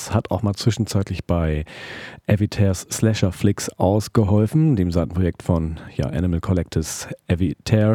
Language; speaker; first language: German; native; German